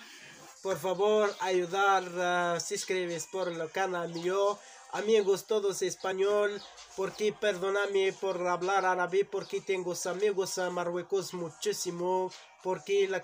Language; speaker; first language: Spanish; non-native, learner; Arabic